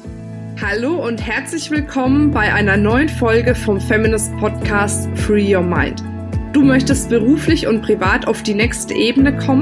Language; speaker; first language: German; native; German